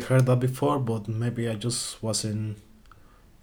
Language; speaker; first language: English; non-native, learner; Spanish